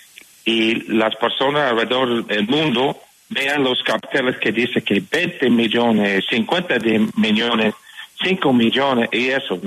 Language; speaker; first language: Spanish; non-native, fluent; English